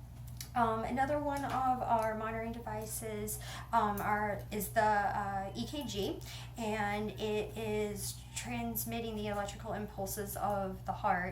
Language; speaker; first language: English; native; English